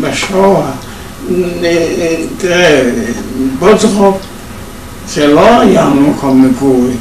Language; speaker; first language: Hebrew; non-native, fluent; Yiddish